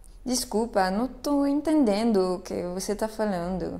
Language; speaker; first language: Portuguese; non-native, fluent; French